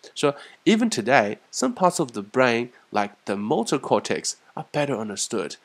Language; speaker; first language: English; non-native, fluent; Chinese